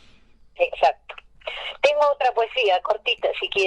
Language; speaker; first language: Spanish; native; Spanish